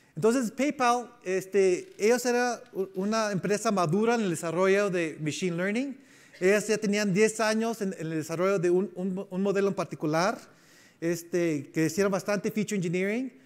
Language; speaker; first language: Spanish; early bilingual, heritage; Spanish